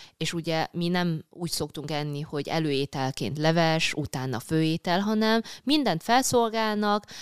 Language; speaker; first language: Hungarian; early bilingual, other home language; Chinese